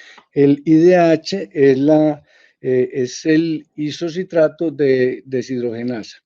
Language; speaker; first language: Spanish; native; Spanish